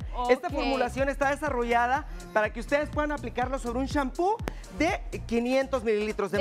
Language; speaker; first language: Spanish; native; Spanish